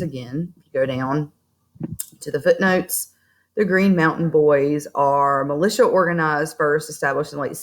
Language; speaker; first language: English; native; English